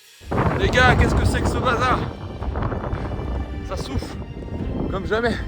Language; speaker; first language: French; native; French